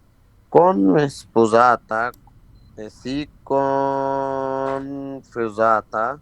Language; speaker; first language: Italian; non-native, learner; Bangla